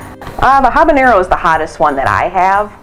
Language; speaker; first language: English; native; English